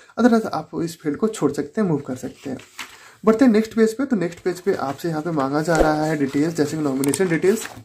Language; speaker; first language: Hindi; native; Hindi